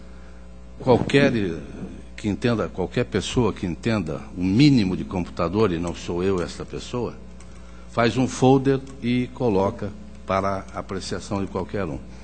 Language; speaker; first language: Portuguese; native; Portuguese